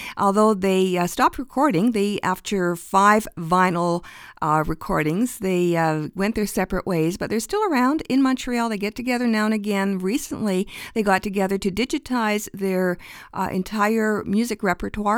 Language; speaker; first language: English; early bilingual, other home language; Ukrainian